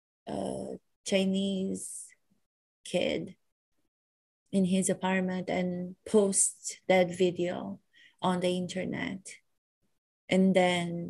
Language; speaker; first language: English; non-native, fluent; Romanian